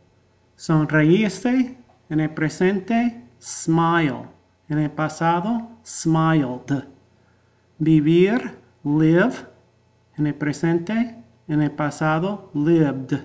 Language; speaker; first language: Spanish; non-native, fluent; English